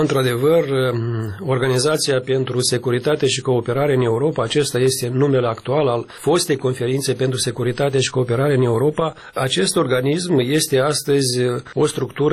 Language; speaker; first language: Romanian; native; Romanian